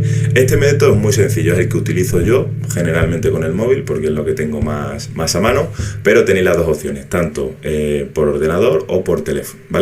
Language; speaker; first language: Spanish; native; Spanish